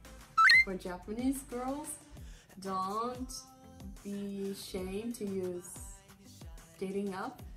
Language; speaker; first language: English; non-native, learner; Japanese